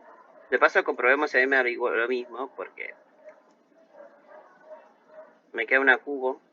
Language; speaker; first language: Spanish; native; Spanish